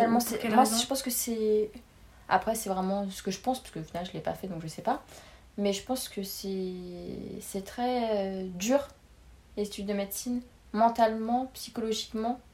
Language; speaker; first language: French; native; French